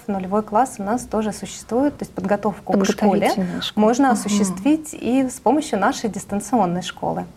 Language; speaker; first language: Russian; native; Russian